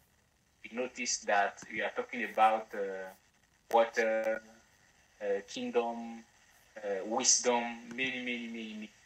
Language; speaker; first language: English; non-native, learner; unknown